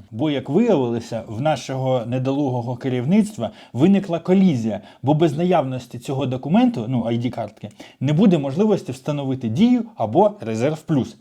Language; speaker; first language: Ukrainian; non-native, local second language; Russian